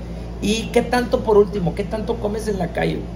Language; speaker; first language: Spanish; native; Spanish